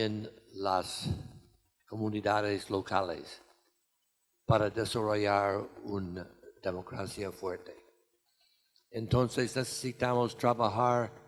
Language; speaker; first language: Spanish; non-native, fluent; English